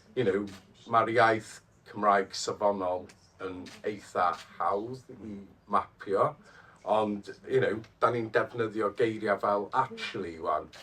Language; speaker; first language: Welsh; non-native, fluent; English